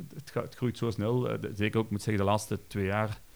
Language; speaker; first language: Dutch; native; Dutch